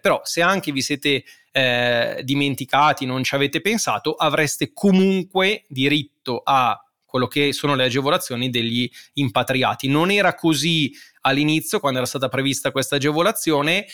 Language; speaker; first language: Italian; native; Italian